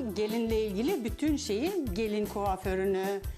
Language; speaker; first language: Turkish; early bilingual, other home language; Serbian